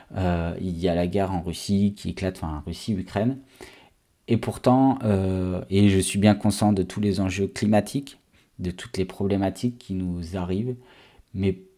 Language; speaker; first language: French; native; French